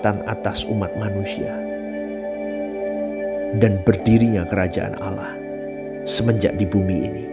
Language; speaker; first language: Indonesian; native; Indonesian